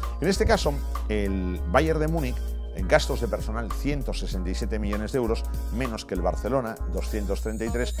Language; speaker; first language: Spanish; native; Spanish